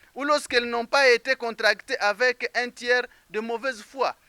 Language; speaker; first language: French; non-native, local second language; Swahili